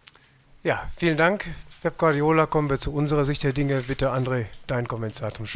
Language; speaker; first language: German; native; German